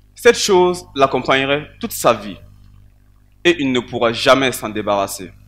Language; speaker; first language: French; non-native, local second language; Mossi